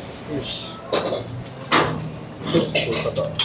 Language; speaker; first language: Japanese; non-native, learner; Chinese